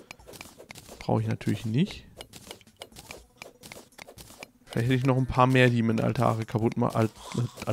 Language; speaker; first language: German; native; German